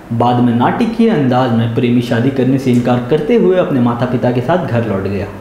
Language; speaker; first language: Hindi; native; Hindi